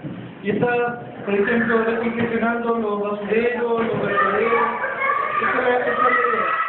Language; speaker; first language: Spanish; native; Spanish